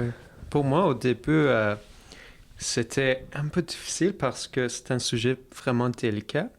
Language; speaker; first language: French; non-native, fluent; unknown